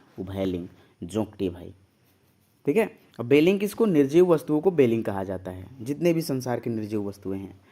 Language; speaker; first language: Hindi; native; Hindi